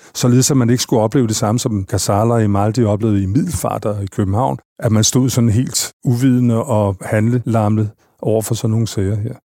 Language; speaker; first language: Danish; native; Danish